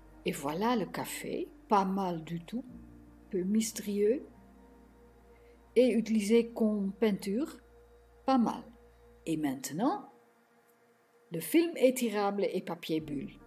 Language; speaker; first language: French; non-native, fluent; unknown